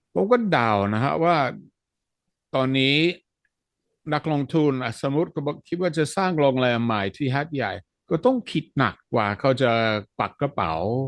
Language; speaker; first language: Thai; non-native, fluent; Dutch